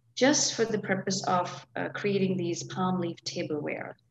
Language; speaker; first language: English; non-native, local second language; Hindi